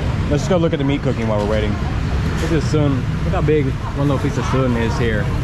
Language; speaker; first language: English; native; English